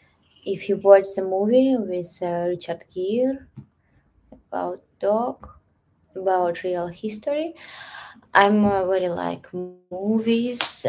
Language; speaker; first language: English; non-native, learner; Russian